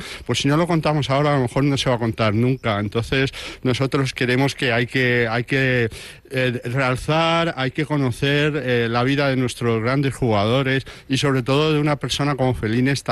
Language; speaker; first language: Spanish; native; Spanish